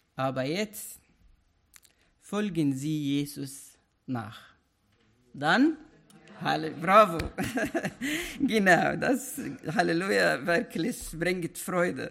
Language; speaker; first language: German; non-native, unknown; Arabic